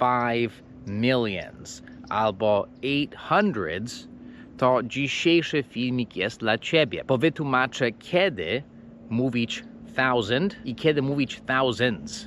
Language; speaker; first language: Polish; non-native, fluent; English